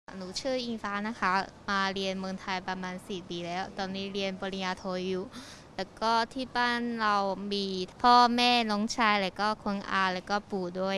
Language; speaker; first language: Thai; non-native, learner; Chinese